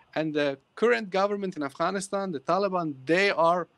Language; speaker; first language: English; early bilingual, other home language; Persian